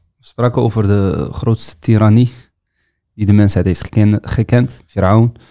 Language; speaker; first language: Dutch; early bilingual, other home language; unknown